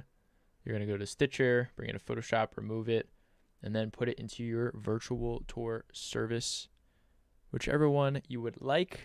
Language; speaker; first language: English; native; English